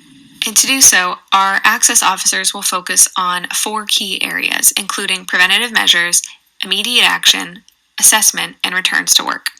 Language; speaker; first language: English; native; English